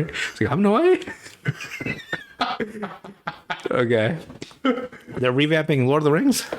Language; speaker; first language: English; native; English